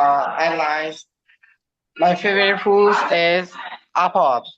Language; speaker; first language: English; non-native, learner; Burmese